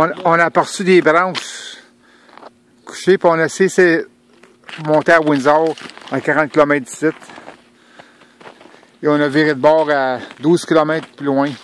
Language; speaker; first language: French; native; French